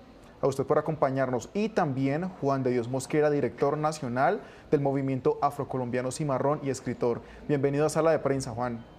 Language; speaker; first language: Spanish; native; Spanish